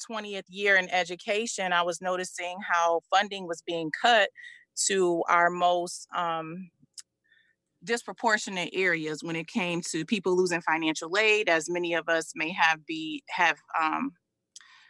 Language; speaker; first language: English; native; English